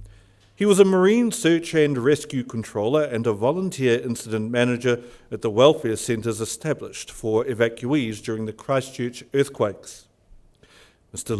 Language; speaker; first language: English; native; English